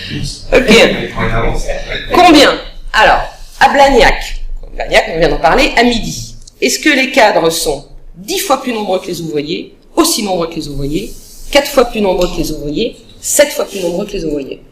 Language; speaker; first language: French; native; French